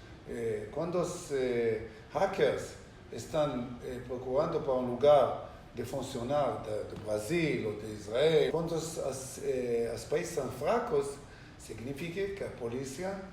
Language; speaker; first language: Portuguese; non-native, learner; Hebrew